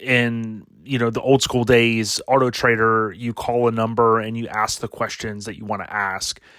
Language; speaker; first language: English; native; English